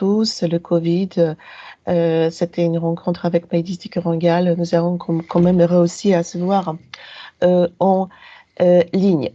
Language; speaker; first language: French; non-native, fluent; Polish